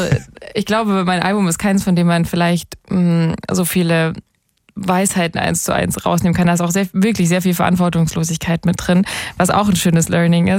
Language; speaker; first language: German; native; German